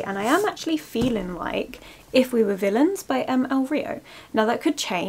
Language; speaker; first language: English; native; English